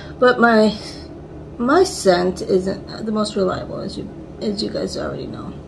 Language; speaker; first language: English; native; English